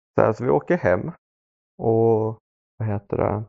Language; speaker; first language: Swedish; early bilingual, other home language; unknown